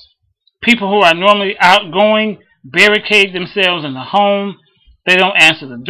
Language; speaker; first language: English; native; English